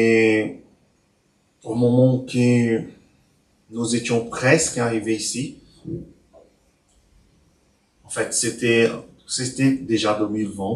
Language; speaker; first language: French; non-native, learner; Portuguese